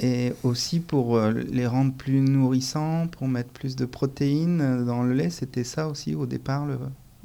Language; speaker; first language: French; native; French